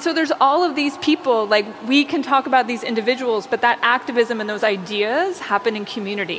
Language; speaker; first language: English; native; English